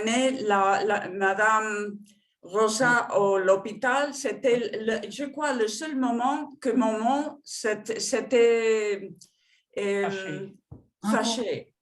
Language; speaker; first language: French; non-native, fluent; Spanish